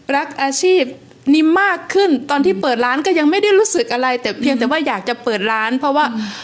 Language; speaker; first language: Thai; native; Thai